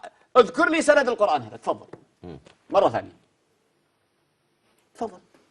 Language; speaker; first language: Arabic; native; Arabic